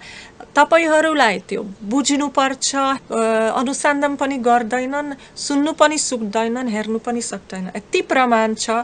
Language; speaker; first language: Nepali; non-native, fluent; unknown